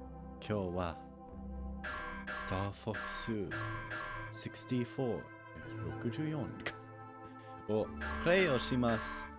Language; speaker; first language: Japanese; non-native, learner; English